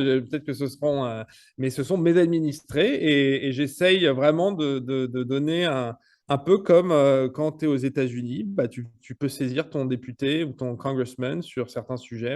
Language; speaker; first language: French; native; French